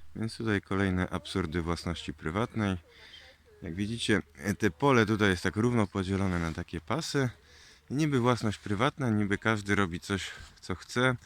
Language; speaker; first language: Polish; native; Polish